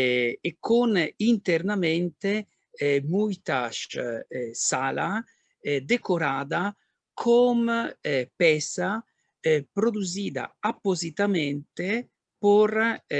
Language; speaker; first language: Portuguese; non-native, learner; Italian